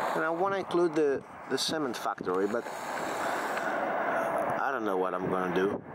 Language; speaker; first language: English; non-native, fluent; Greek